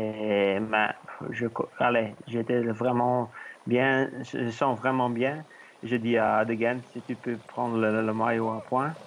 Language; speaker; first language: French; non-native, learner; Dutch